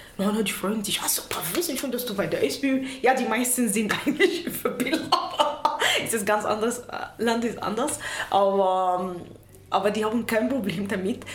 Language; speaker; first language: German; non-native, fluent; Arabic